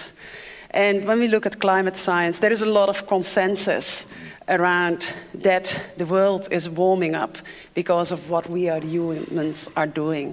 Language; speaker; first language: English; non-native, fluent; Dutch